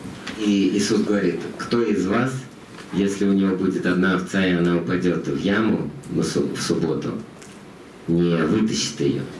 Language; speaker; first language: Russian; native; Russian